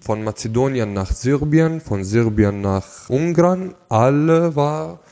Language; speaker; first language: German; non-native, local second language; Arabic